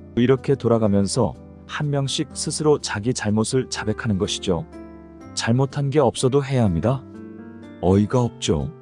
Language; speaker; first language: Korean; native; Korean